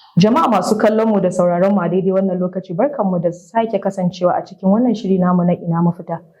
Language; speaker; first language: Hausa; native; Hausa